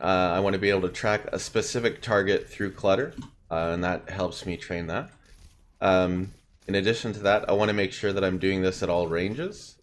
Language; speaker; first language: English; native; English